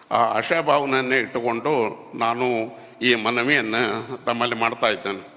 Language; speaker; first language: Kannada; native; Kannada